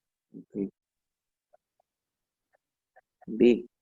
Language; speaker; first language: English; non-native, learner; Spanish